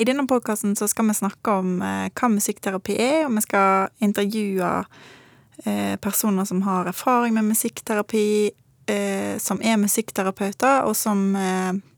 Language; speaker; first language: Norwegian; native; Norwegian